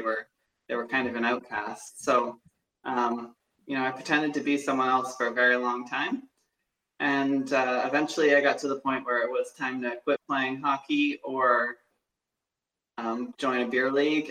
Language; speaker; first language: English; native; English